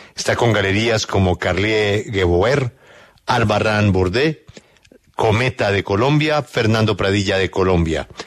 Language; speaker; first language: Spanish; native; Spanish